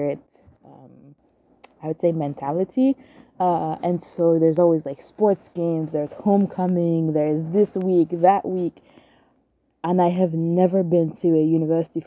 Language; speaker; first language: English; non-native, local second language; Yoruba